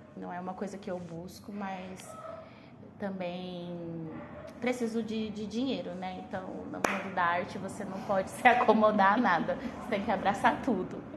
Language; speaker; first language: Portuguese; native; Portuguese